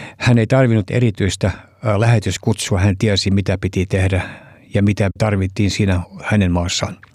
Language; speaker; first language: Finnish; early bilingual, heritage; Finnish